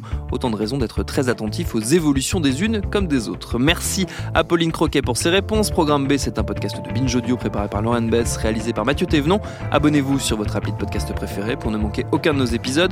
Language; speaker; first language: French; native; French